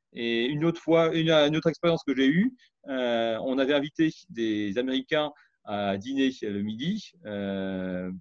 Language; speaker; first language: French; native; French